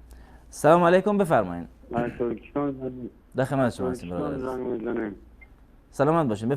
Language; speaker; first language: Persian; native; Persian